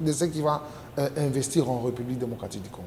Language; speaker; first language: French; non-native, local second language; Lingala